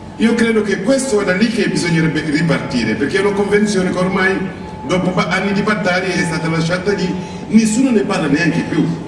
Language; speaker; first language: Italian; non-native, fluent; Wolof